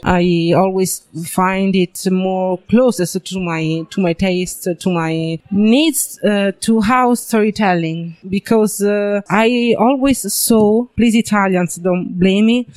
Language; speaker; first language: English; non-native, learner; Italian